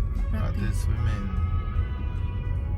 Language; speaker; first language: English; non-native, learner; Khmer